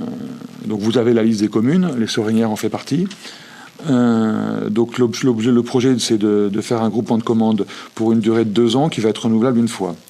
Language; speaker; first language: French; native; French